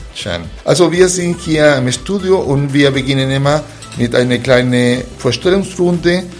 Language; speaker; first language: German; non-native, fluent; Spanish